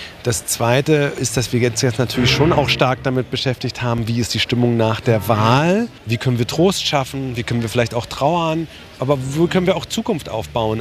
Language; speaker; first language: German; native; German